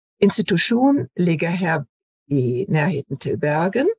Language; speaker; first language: Norwegian; non-native, fluent; German